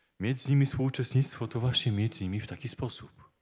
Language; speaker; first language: Polish; native; Polish